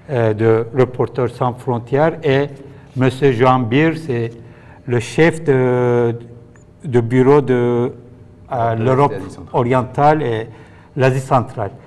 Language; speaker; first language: French; non-native, fluent; Turkish